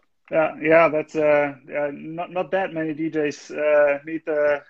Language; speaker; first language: English; non-native, fluent; German